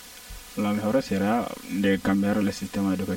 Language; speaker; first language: Spanish; non-native, learner; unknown